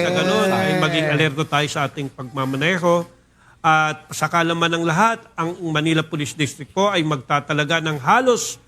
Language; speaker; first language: Filipino; native; Filipino